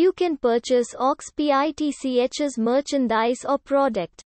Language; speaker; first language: English; non-native, local second language; Hindi